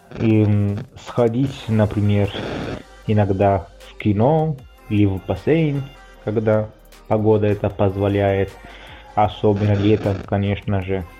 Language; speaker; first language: Russian; non-native, fluent; Italian